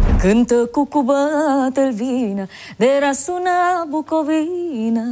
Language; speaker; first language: Romanian; non-native, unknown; Filipino